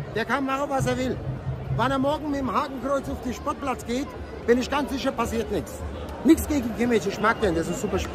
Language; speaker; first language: German; non-native, fluent; Turkish